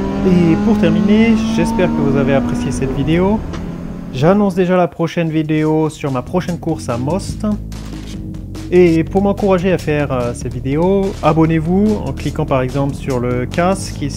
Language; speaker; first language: French; native; French